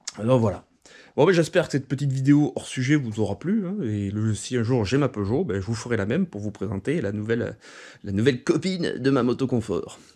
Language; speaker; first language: French; native; French